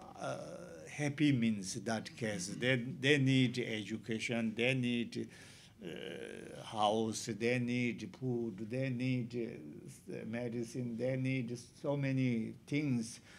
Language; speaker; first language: English; non-native, learner; Tibetan